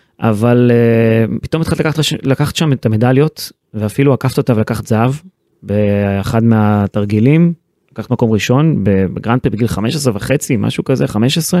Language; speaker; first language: Hebrew; native; Hebrew